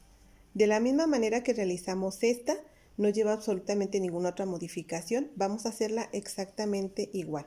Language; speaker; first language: Spanish; native; Spanish